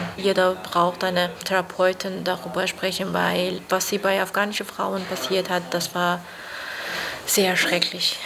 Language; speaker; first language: German; non-native, learner; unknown